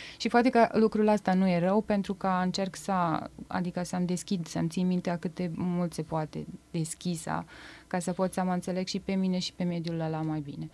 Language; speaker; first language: Romanian; non-native, fluent; Bosnian